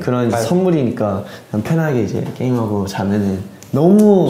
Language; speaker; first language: Korean; early bilingual, heritage; Korean